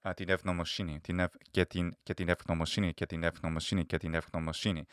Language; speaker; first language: Greek; non-native, learner; English